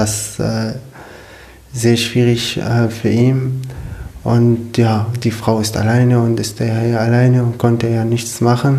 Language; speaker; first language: German; non-native, learner; Arabic